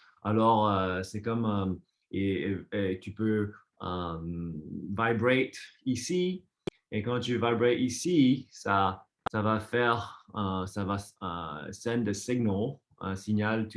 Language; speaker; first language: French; non-native, fluent; English